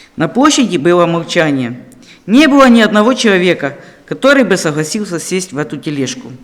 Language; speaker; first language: Russian; non-native, local second language; Ukrainian